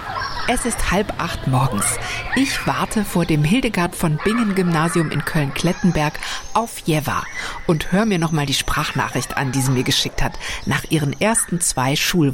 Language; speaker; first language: German; native; German